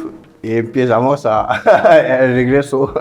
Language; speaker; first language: Spanish; non-native, learner; French